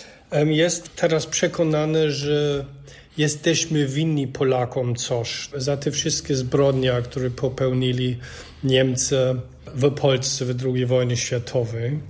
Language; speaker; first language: Polish; non-native, fluent; German